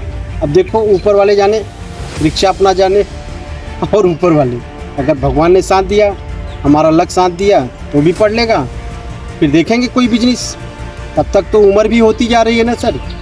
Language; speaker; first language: Hindi; native; Hindi